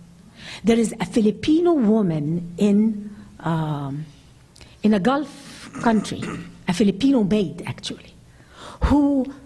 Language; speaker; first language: English; non-native, fluent; Arabic